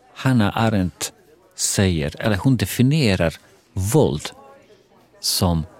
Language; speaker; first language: Swedish; non-native, fluent; Bosnian